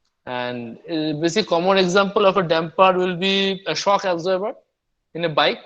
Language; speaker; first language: English; non-native, local second language; Bangla